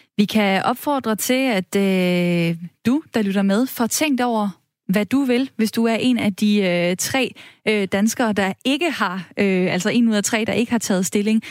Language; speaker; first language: Danish; native; Danish